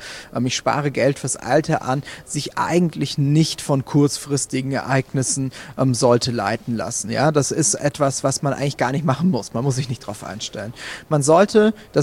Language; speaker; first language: German; native; German